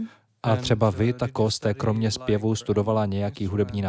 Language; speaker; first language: Czech; native; Czech